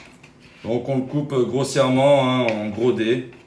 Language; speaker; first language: French; native; French